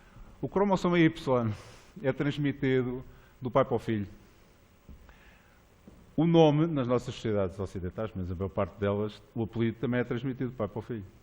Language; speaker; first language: Portuguese; native; Portuguese